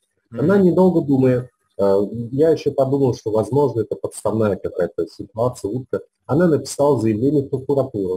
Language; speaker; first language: Russian; native; Russian